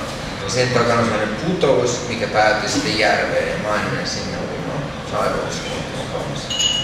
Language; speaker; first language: Finnish; early bilingual, other home language; Persian